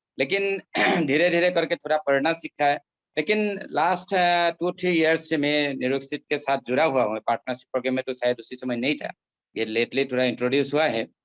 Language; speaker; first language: Hindi; non-native, local second language; Assamese